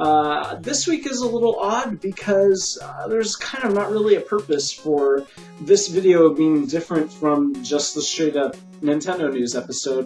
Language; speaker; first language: English; native; English